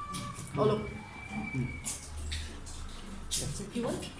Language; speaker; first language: English; non-native, local second language; Hindi